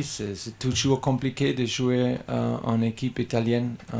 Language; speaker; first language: French; non-native, learner; German